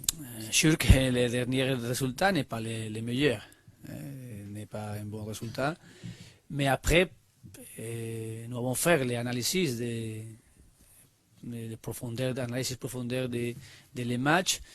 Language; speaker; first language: French; non-native, learner; Spanish